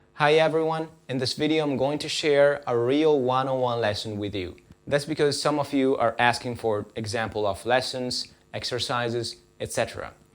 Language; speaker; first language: English; non-native, fluent; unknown